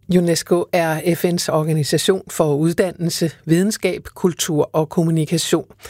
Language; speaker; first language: Danish; native; Danish